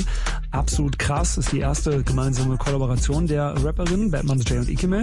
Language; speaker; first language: German; native; German